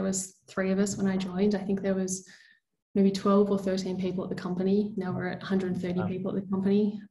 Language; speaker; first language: English; native; English